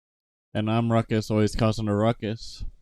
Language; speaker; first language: English; native; English